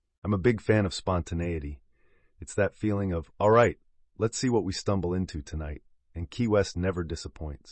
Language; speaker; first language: English; native; English